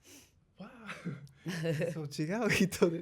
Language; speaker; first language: Japanese; non-native, learner; English